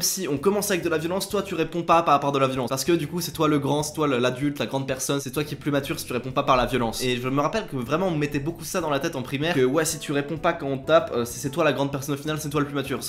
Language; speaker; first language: French; native; French